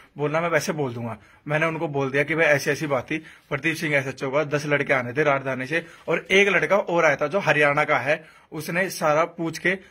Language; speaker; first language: Hindi; native; Hindi